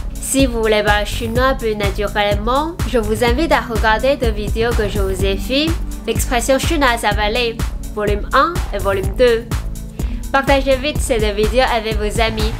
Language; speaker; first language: French; non-native, fluent; Chinese